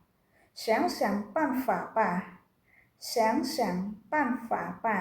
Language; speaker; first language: Chinese; non-native, fluent; Khmer